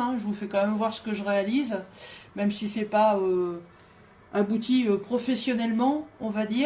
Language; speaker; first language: French; native; French